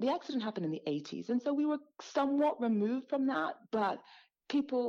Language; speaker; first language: English; native; English